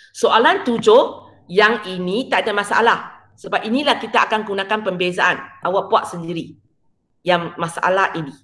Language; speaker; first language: Malay; non-native, local second language; Chinese